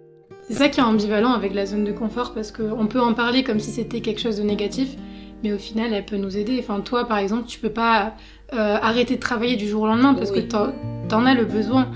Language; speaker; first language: French; native; French